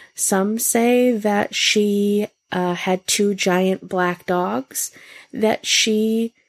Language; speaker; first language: English; native; English